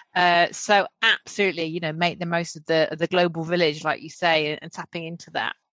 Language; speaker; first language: English; native; English